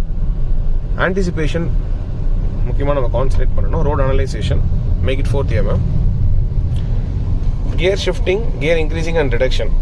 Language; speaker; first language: Tamil; native; Tamil